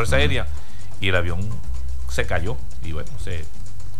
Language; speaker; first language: Spanish; native; Spanish